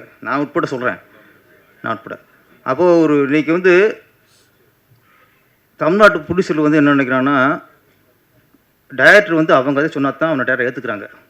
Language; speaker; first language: Tamil; native; Tamil